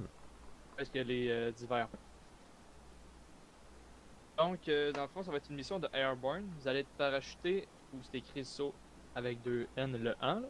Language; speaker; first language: French; native; French